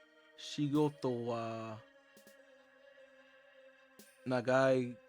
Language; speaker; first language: Japanese; non-native, learner; English